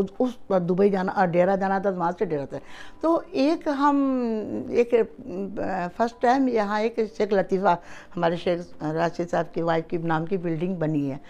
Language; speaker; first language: Urdu; early bilingual, heritage; Urdu